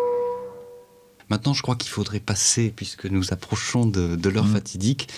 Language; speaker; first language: French; native; French